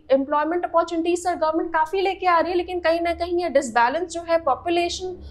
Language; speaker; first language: Hindi; native; Hindi